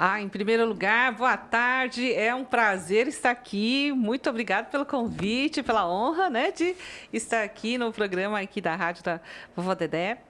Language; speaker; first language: Portuguese; early bilingual, other home language; Chinese